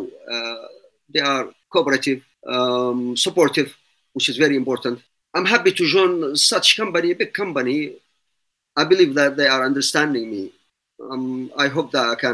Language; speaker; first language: English; non-native, fluent; Arabic